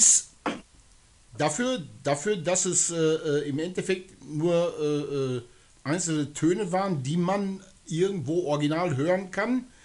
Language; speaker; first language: German; native; German